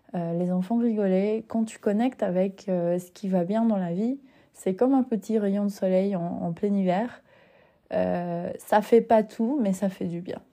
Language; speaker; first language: French; non-native, fluent; Spanish